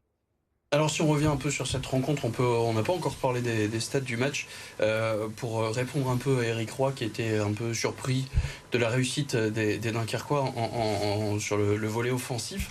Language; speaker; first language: French; native; French